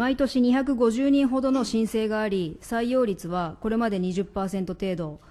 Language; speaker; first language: Japanese; native; Japanese